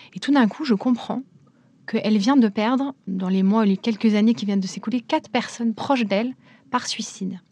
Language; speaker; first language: French; native; French